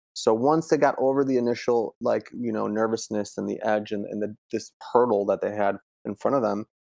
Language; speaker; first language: English; early bilingual, other home language; Italian